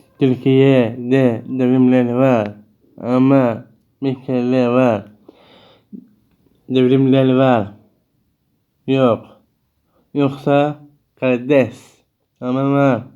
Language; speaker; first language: Turkish; early bilingual, heritage; Turkish